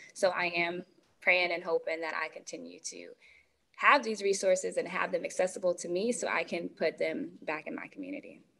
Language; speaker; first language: English; native; English